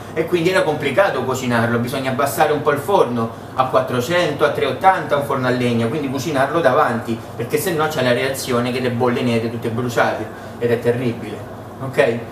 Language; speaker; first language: Italian; early bilingual, heritage; Italian